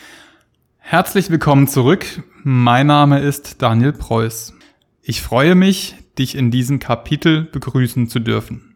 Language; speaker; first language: German; native; German